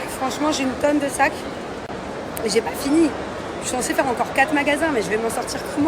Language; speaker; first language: French; native; French